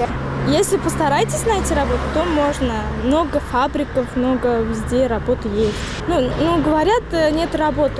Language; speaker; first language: Russian; non-native, local second language; Tajik